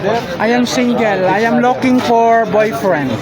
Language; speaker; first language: English; non-native, learner; Filipino